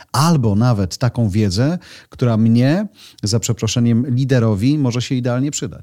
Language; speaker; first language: Polish; native; Polish